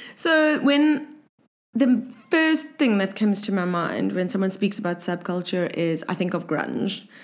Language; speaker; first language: English; native; English